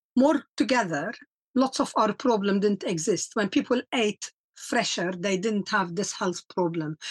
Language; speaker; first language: English; non-native, fluent; Arabic